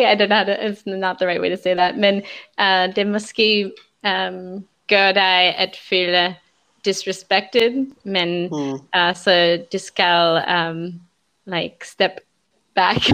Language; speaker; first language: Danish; non-native, learner; English